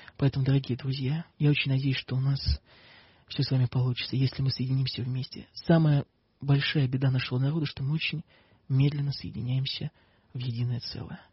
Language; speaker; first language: Russian; native; Russian